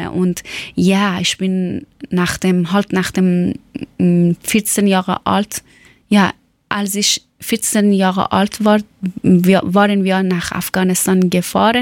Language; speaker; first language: German; non-native, learner; Persian